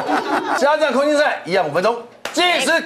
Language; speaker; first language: Chinese; native; Chinese